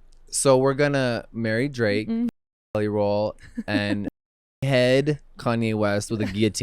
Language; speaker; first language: English; native; English